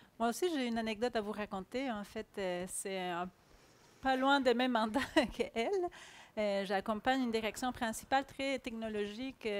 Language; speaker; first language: French; non-native, fluent; Spanish